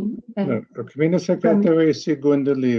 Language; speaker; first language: Portuguese; non-native, learner; English